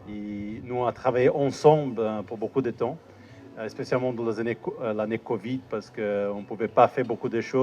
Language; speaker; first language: French; non-native, fluent; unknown